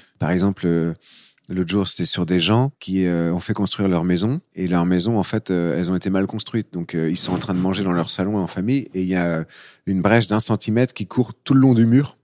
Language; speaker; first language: French; native; French